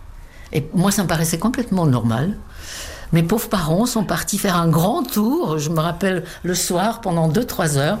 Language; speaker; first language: French; non-native, fluent; Czech